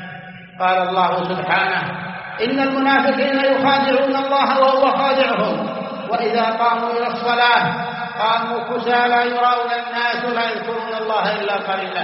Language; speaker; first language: Arabic; native; Arabic